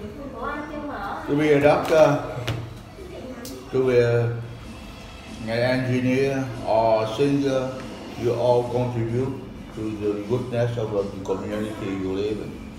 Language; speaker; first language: English; non-native, fluent; Vietnamese